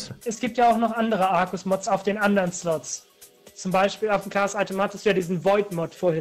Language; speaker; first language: German; native; German